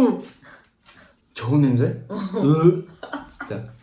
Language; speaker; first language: Korean; non-native, learner; Spanish